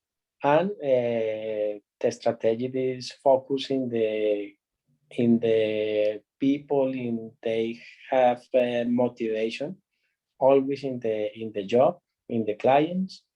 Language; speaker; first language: English; non-native, learner; Spanish